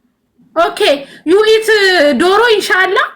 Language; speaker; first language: English; non-native, learner; Amharic